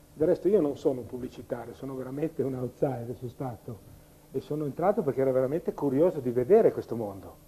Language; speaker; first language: Italian; native; Italian